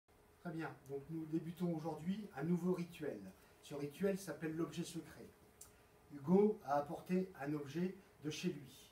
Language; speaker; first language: French; native; French